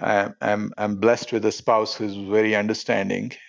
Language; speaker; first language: English; non-native, local second language; Telugu